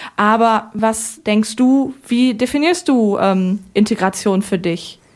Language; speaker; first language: German; native; German